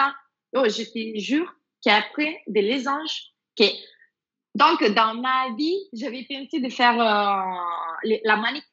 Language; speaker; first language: French; non-native, fluent; Spanish